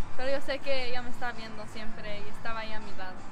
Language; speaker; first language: Spanish; early bilingual, heritage; Spanish